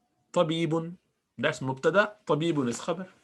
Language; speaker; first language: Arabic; non-native, fluent; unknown